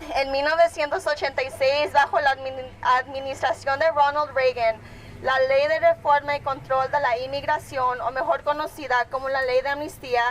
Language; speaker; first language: Spanish; early bilingual, heritage; Spanish